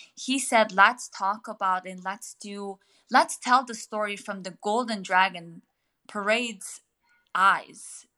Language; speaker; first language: English; non-native, fluent; Mongolian